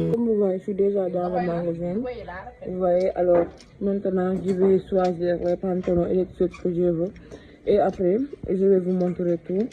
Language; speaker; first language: French; non-native, fluent; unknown